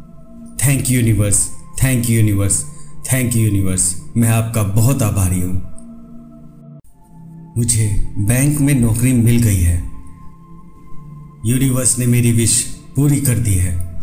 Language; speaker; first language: Hindi; native; Hindi